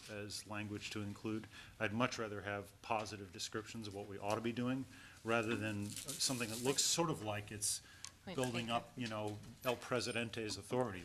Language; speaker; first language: English; native; English